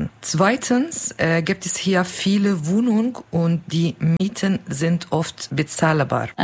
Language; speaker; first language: German; non-native, learner; Kurdish